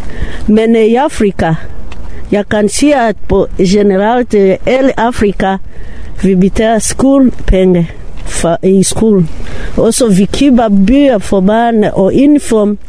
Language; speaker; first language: Danish; non-native, learner; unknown